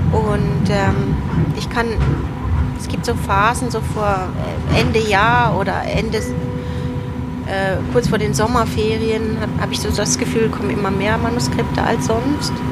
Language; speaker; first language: German; early bilingual, other home language; Turoyo